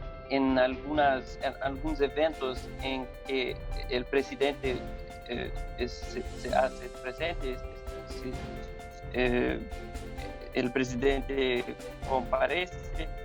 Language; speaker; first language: Spanish; non-native, fluent; Portuguese